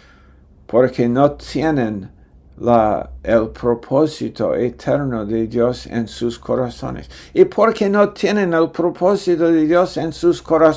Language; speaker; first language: Spanish; non-native, fluent; English